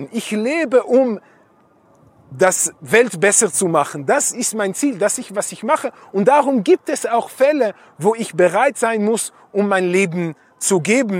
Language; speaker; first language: German; non-native, fluent; Hebrew